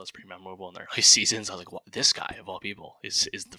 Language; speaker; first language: English; native; English